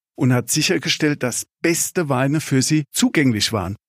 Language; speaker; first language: German; native; German